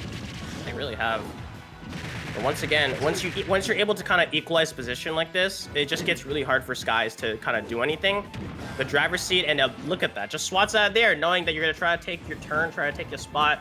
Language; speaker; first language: English; native; English